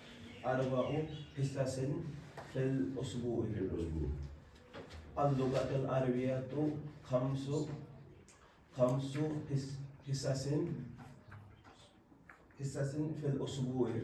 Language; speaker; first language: Arabic; non-native, learner; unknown